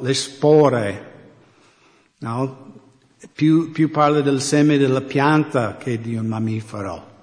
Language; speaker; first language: Italian; non-native, fluent; English